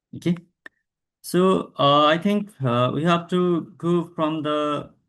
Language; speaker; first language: English; non-native, local second language; Nepali